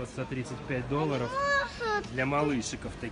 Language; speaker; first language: Russian; native; Russian